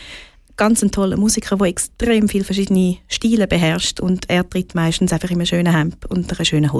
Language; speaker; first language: German; native; German